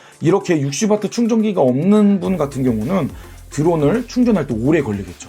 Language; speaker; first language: Korean; native; Korean